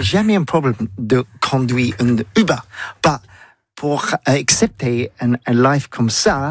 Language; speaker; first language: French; non-native, learner; English